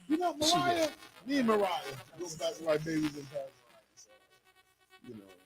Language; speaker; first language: English; native; English